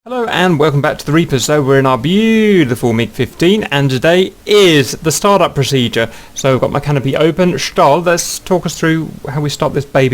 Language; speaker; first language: English; native; English